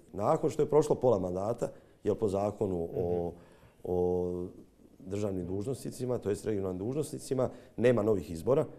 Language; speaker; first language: Croatian; native; Croatian